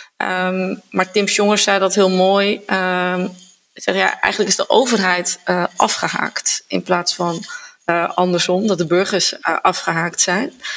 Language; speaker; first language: Dutch; native; Dutch